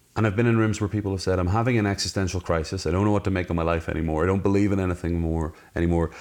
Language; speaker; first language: English; native; English